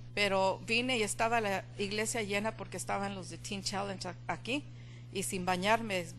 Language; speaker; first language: Spanish; native; Spanish